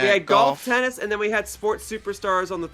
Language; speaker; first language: English; native; English